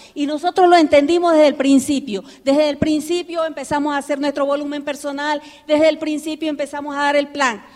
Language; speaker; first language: Spanish; early bilingual, heritage; Spanish